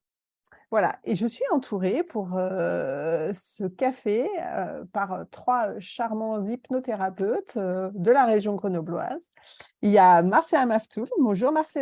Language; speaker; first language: French; native; French